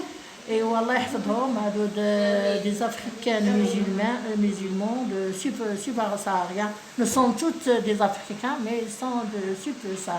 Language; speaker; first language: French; non-native, local second language; Arabic